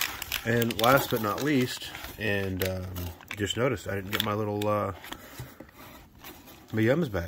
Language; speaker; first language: English; native; English